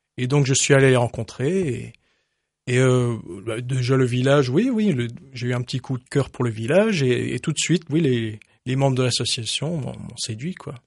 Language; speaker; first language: French; early bilingual, heritage; English